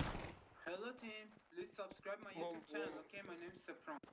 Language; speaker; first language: English; non-native, learner; Persian